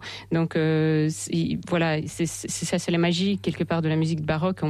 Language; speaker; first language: French; non-native, fluent; Russian